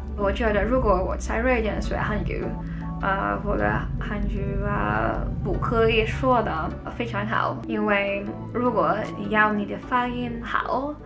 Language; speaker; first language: Chinese; non-native, learner; Swedish